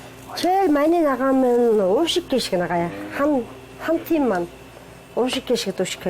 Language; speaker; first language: Korean; non-native, learner; Mongolian